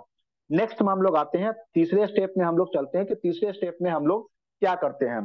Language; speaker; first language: Hindi; native; Hindi